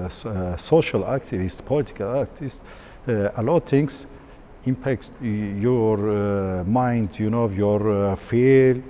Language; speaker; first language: English; non-native, learner; Turkish